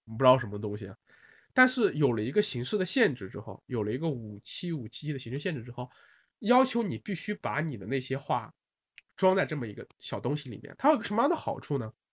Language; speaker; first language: Chinese; native; Chinese